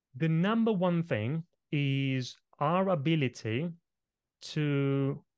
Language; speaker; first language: English; non-native, fluent; Italian